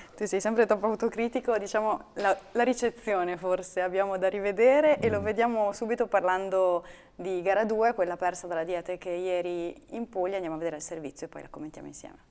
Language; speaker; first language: Italian; native; Italian